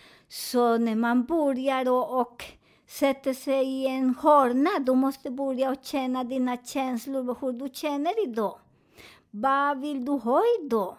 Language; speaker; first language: Swedish; non-native, learner; Spanish